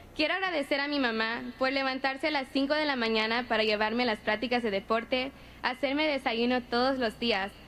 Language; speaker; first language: Spanish; early bilingual, heritage; Spanish